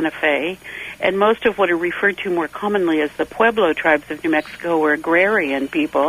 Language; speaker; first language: English; native; English